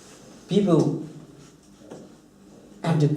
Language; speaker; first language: English; non-native, fluent; Thai